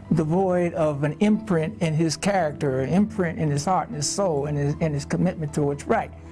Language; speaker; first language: English; native; English